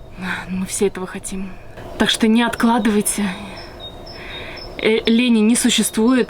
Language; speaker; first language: Russian; native; Russian